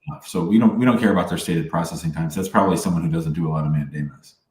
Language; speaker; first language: English; native; English